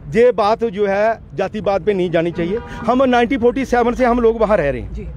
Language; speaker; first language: Hindi; native; Hindi